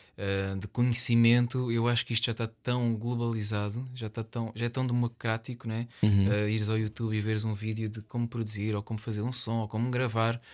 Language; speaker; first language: Portuguese; native; Portuguese